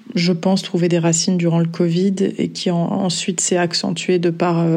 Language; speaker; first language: French; native; French